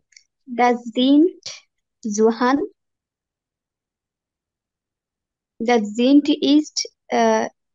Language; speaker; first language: German; non-native, learner; Bangla